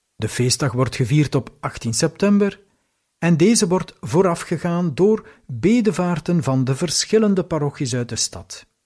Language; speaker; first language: Dutch; native; Dutch